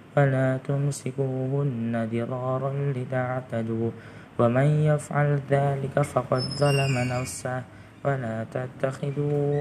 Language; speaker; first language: Arabic; non-native, learner; Indonesian